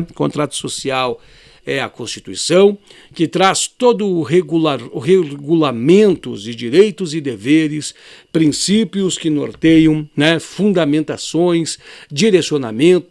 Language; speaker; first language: Portuguese; native; Portuguese